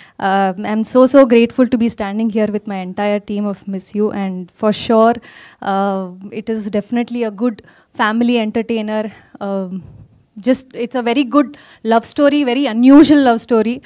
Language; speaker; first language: Telugu; non-native, fluent; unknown